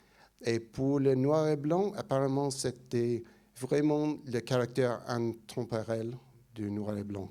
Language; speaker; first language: French; non-native, fluent; English